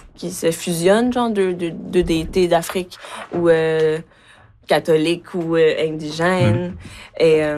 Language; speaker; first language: French; early bilingual, other home language; Spanish